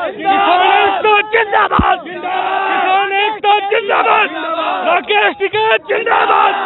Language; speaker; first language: Hindi; native; Hindi